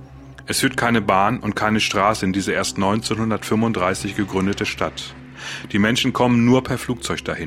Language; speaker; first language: German; native; German